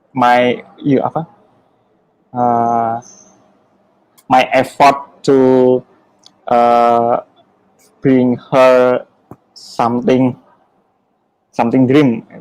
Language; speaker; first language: English; non-native, learner; Indonesian